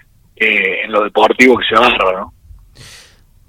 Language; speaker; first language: Spanish; native; Spanish